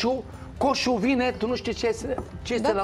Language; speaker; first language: Romanian; non-native, learner; Hebrew